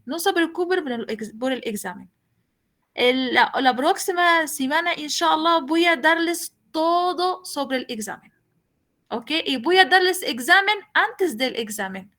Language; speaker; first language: Spanish; non-native, fluent; Arabic